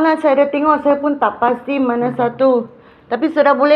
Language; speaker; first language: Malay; non-native, local second language; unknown